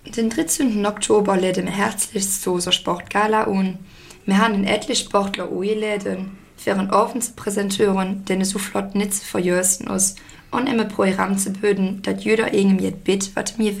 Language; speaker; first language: German; native; German